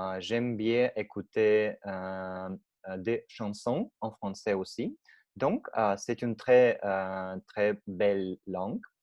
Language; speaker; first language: French; non-native, learner; Russian